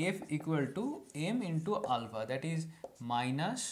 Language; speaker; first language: English; non-native, local second language; Bangla